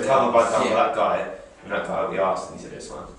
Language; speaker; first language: English; native; English